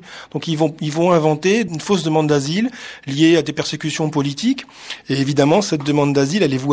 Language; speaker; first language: French; native; French